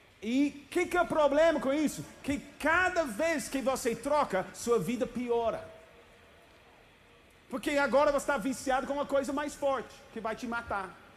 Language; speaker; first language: Portuguese; non-native, fluent; English